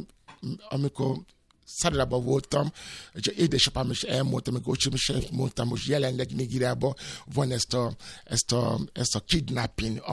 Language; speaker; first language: Hungarian; non-native, fluent; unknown